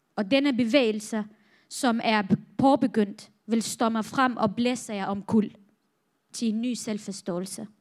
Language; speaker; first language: Danish; non-native, fluent; Central Kurdish